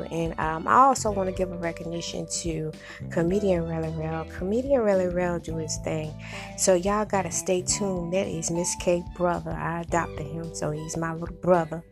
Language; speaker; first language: English; native; English